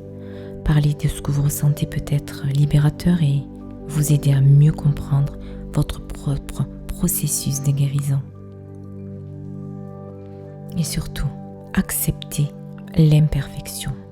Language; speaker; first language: French; native; French